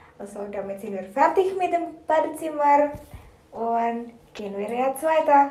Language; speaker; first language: German; non-native, learner; Indonesian